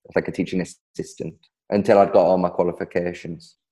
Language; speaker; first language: English; native; English